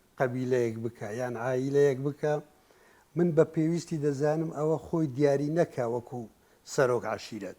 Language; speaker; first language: Central Kurdish; non-native, local second language; Kurdish